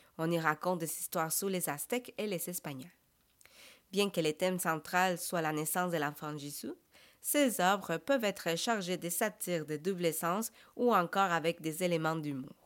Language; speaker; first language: French; non-native, fluent; Spanish